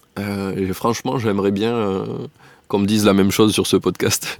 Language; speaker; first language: French; native; French